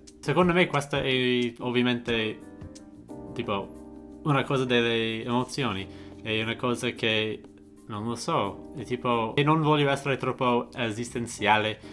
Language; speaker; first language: Italian; non-native, fluent; English